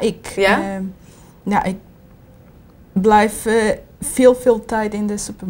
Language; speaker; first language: Dutch; non-native, learner; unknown